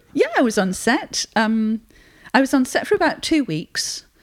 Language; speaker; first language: English; non-native, local second language; French